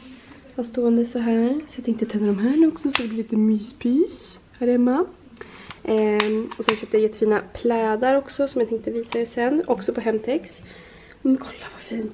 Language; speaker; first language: Swedish; native; Swedish